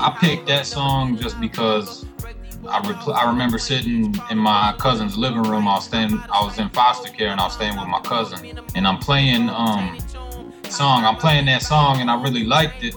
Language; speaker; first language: English; native; English